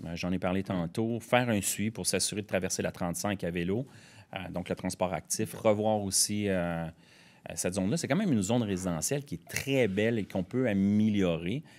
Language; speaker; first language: French; native; French